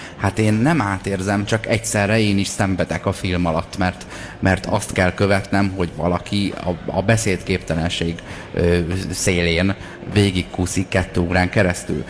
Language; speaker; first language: Hungarian; native; Hungarian